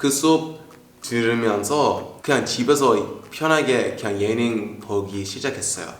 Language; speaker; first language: Korean; non-native, fluent; English